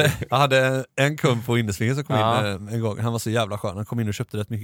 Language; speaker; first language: Swedish; native; Swedish